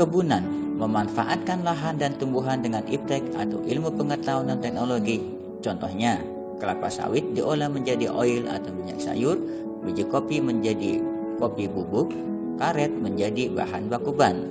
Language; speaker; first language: Indonesian; native; Indonesian